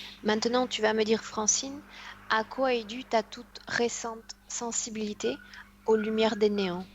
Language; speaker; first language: French; non-native, fluent; Spanish